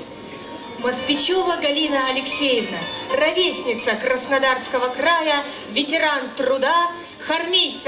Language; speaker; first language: Russian; native; Russian